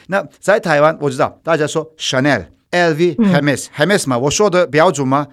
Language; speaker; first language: Chinese; non-native, fluent; Turkish